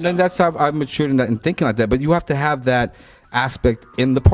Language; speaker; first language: English; native; English